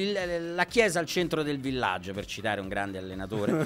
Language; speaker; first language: Italian; native; Italian